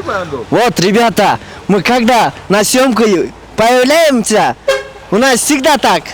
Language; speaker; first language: Russian; non-native, local second language; Kyrgyz